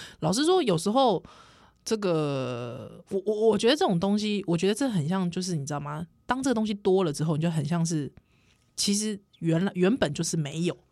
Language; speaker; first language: Chinese; native; Chinese